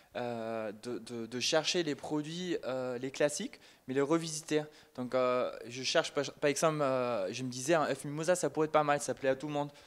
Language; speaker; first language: French; non-native, fluent; German